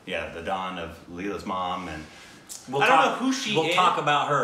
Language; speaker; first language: English; native; English